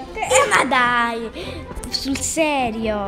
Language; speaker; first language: Italian; native; Italian